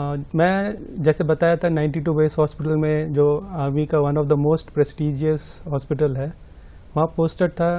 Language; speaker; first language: Hindi; native; Hindi